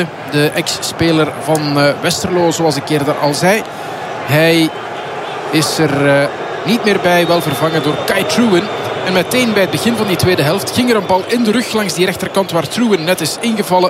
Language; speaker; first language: Dutch; native; Dutch